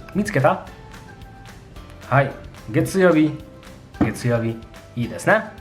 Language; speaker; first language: Japanese; non-native, fluent; Polish